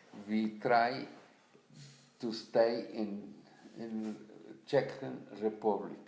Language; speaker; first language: English; non-native, learner; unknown